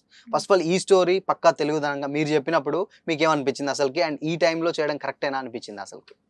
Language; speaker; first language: Telugu; native; Telugu